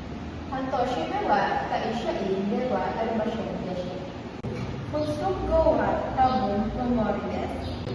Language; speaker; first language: Japanese; non-native, learner; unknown